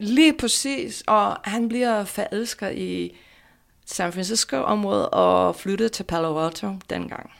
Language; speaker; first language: Danish; non-native, fluent; English